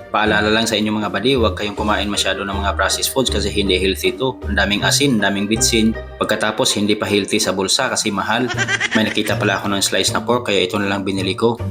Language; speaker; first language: Filipino; non-native, local second language; Cebuano